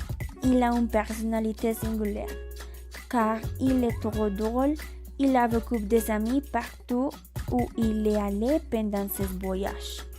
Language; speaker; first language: French; non-native, learner; Spanish